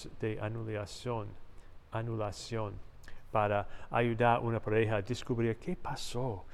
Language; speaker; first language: Spanish; non-native, learner; English